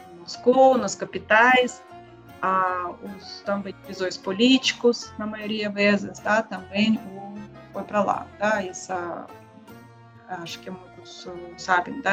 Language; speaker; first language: Portuguese; non-native, learner; Russian